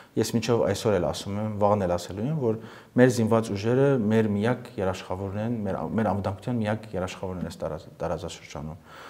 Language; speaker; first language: Armenian; early bilingual, heritage; Armenian